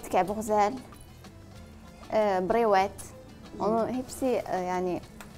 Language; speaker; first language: Turkish; non-native, learner; Arabic